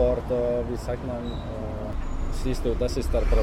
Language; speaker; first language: German; non-native, local second language; Italian